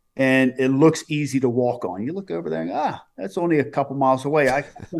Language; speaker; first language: English; native; English